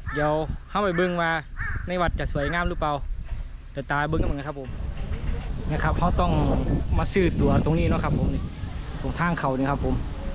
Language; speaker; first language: Thai; native; Thai